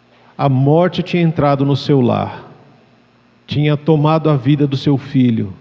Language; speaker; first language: Portuguese; native; Portuguese